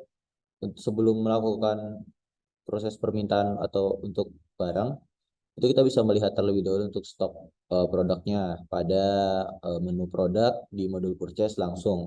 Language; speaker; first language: Indonesian; native; Indonesian